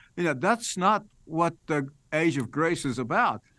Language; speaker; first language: English; non-native, fluent; Arabic